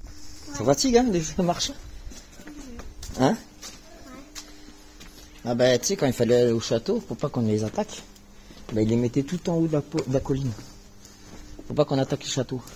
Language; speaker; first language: French; native; French